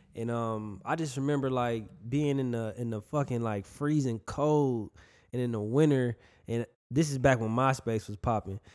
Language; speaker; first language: English; native; English